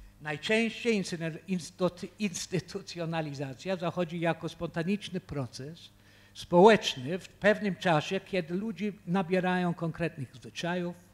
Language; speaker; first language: Polish; early bilingual, heritage; Polish